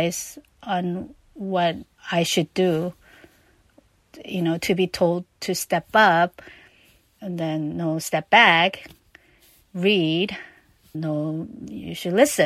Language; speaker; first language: English; non-native, fluent; Korean